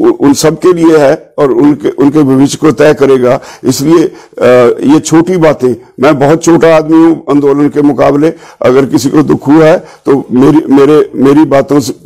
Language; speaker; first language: Hindi; non-native, local second language; Punjabi